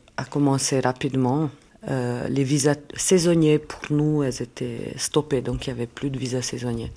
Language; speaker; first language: French; non-native, fluent; Serbian